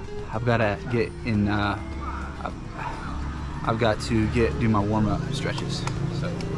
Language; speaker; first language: English; native; English